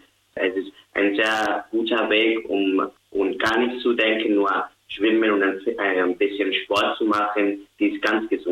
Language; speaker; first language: German; non-native, fluent; Spanish